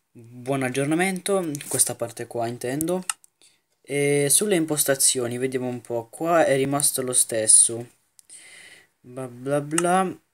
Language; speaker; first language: Italian; native; Italian